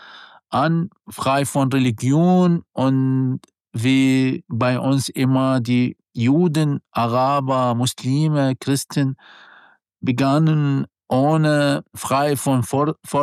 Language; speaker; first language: German; non-native, learner; Arabic